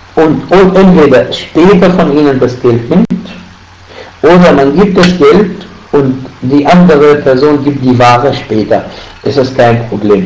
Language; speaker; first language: German; non-native, fluent; Arabic